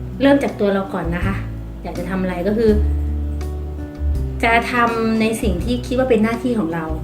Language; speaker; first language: Thai; native; Thai